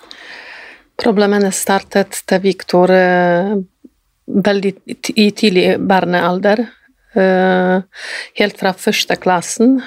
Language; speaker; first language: Norwegian; non-native, fluent; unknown